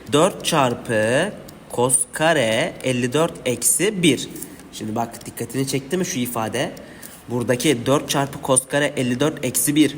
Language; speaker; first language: Turkish; native; Turkish